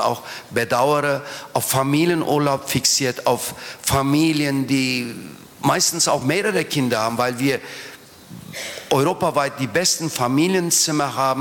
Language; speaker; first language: German; non-native, fluent; Turkish